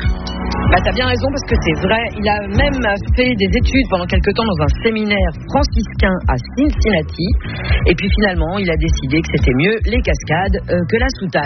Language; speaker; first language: French; native; French